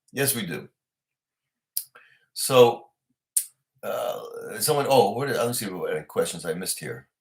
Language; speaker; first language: English; native; English